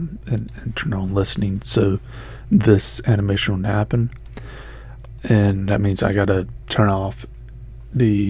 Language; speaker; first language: English; native; English